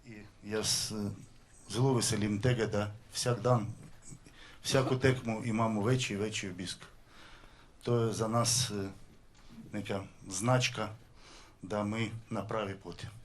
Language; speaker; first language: Slovenian; non-native, learner; Russian